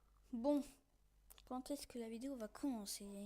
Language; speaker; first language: French; native; French